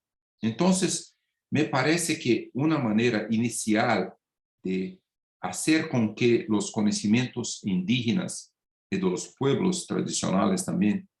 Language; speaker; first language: Spanish; non-native, fluent; Portuguese